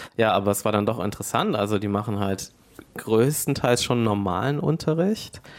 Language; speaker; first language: German; native; German